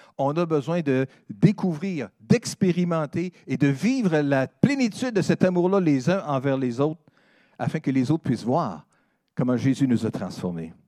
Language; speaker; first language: French; native; French